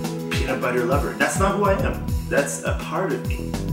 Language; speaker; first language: English; non-native, local second language; French